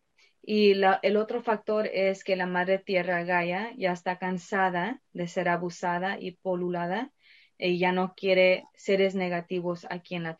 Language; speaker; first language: Spanish; early bilingual, heritage; Spanish